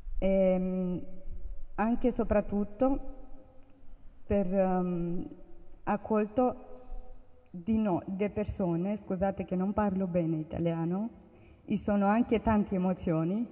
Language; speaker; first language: Italian; non-native, learner; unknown